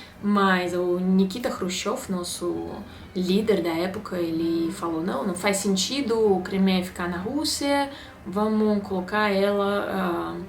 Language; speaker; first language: Portuguese; non-native, fluent; Russian